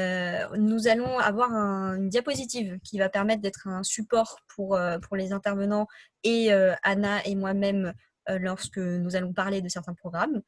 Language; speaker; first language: French; native; French